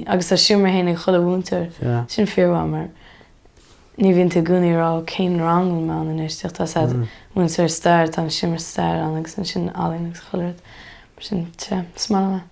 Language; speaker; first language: Irish; native; Irish